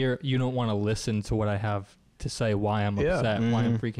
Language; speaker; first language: English; native; English